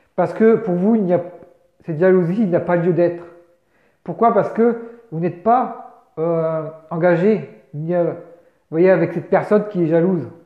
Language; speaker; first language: French; native; French